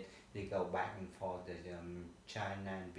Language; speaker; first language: English; non-native, learner; Vietnamese